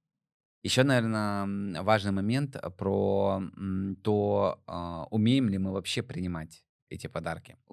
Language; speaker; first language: Russian; native; Russian